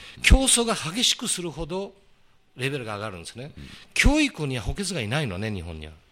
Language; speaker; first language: Japanese; early bilingual, heritage; Portuguese